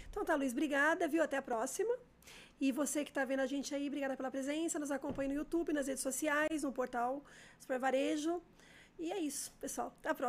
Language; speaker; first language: Portuguese; native; Portuguese